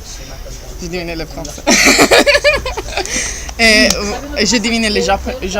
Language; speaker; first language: French; non-native, learner; Italian